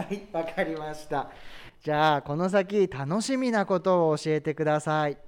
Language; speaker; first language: Japanese; native; Japanese